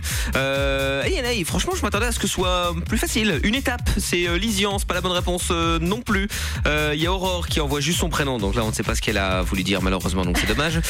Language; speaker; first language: French; native; French